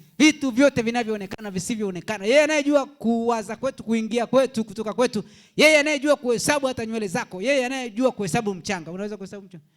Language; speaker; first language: Swahili; native; Swahili